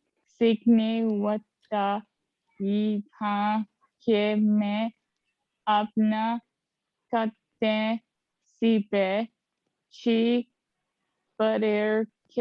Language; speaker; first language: Hindi; non-native, learner; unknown